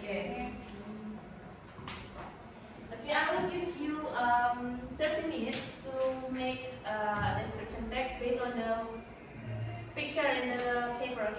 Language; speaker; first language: English; non-native, learner; Indonesian